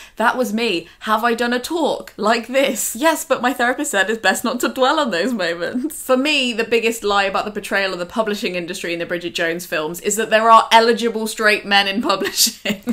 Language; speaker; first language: English; native; English